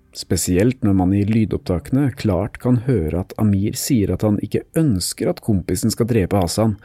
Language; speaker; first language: Norwegian; native; Norwegian